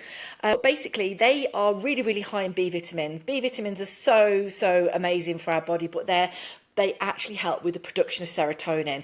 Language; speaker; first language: English; native; English